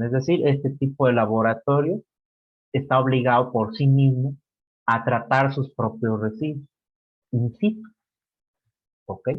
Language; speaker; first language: Spanish; native; Spanish